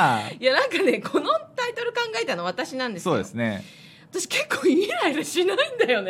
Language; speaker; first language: Japanese; native; Japanese